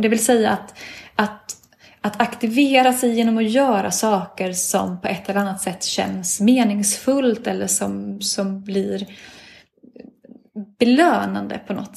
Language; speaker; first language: Swedish; native; Swedish